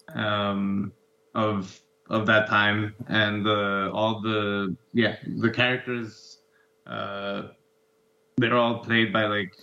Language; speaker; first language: English; non-native, fluent; Spanish